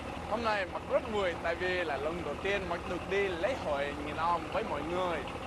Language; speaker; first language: Vietnamese; non-native, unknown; English